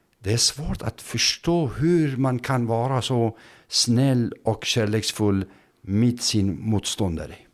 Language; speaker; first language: Swedish; non-native, fluent; Turkish